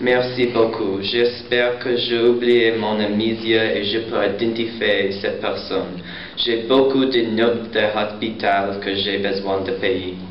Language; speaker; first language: French; non-native, learner; English